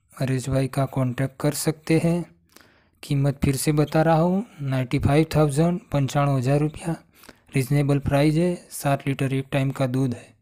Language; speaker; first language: Hindi; non-native, local second language; Gujarati